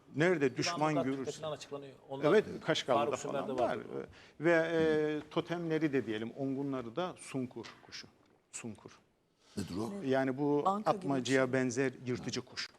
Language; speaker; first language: Turkish; native; Turkish